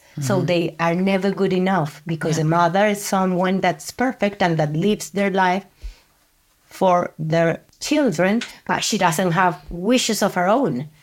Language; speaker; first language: English; non-native, fluent; Spanish